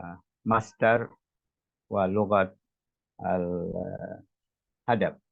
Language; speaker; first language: Arabic; non-native, fluent; Indonesian